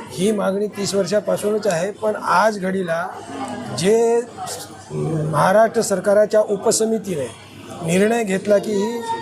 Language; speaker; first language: Marathi; non-native, local second language; Lambadi